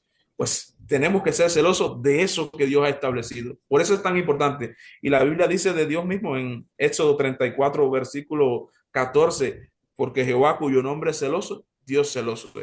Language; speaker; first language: Spanish; native; Spanish